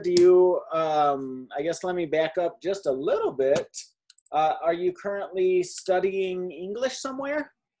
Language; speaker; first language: English; native; English